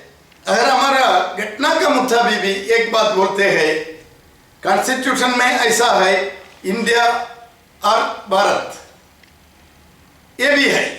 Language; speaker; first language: Hindi; non-native, local second language; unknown